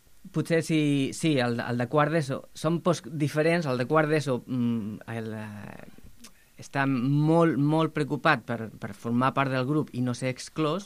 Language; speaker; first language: Catalan; native; Catalan